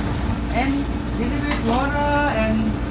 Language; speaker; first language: English; non-native, learner; Korean